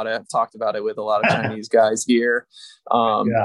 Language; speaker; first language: English; native; English